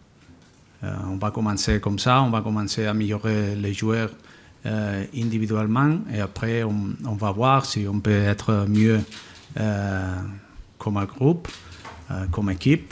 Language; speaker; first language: French; non-native, learner; Spanish